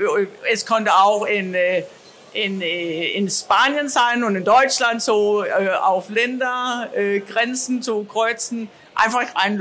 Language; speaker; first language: German; non-native, learner; Danish